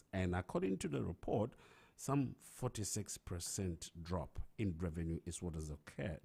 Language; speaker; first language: English; non-native, local second language; Akan